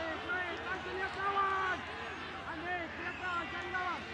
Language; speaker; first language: Indonesian; non-native, learner; Spanish